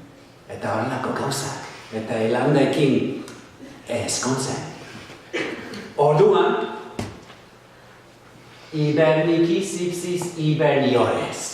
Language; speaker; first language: Basque; non-native, fluent; English